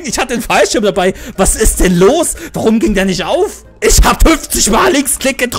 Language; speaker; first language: German; native; German